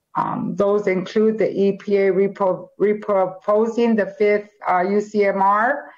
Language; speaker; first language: English; native; English